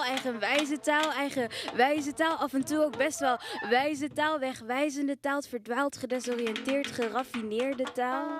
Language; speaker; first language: Dutch; early bilingual, other home language; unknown